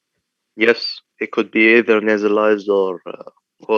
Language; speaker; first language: English; non-native, learner; Arabic